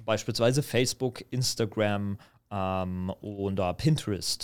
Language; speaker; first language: German; native; German